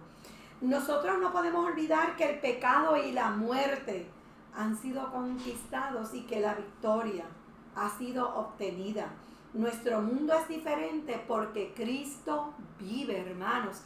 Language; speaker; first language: Spanish; native; Spanish